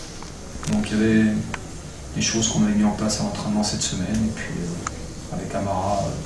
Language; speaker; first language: French; native; French